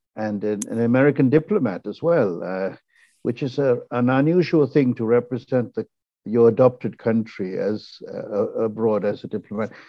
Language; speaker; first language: English; non-native, local second language; Tamil